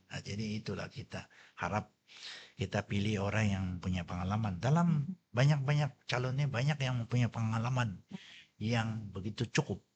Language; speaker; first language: Malay; non-native, local second language; Chinese